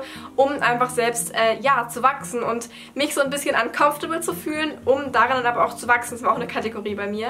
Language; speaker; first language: German; native; German